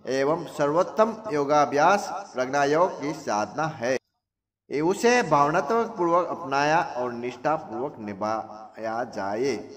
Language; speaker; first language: Hindi; non-native, local second language; Gujarati